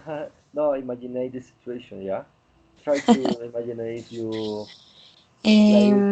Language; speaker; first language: English; non-native, learner; Spanish